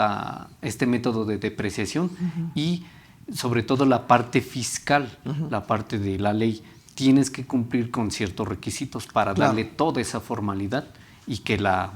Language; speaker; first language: Spanish; native; Spanish